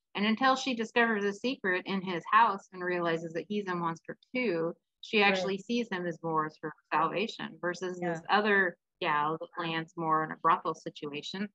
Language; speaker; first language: English; native; English